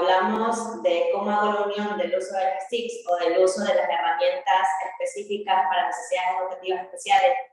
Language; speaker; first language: Spanish; native; Spanish